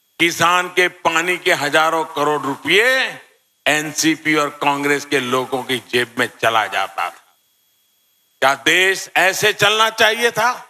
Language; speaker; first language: Hindi; non-native, local second language; Gujarati